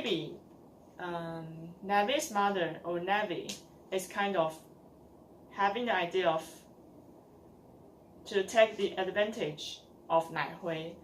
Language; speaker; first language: English; non-native, learner; Chinese